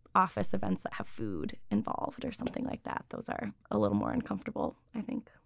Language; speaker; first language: English; native; English